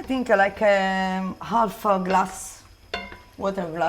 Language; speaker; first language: English; non-native, learner; Italian